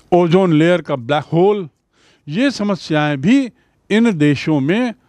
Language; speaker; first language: Hindi; native; Hindi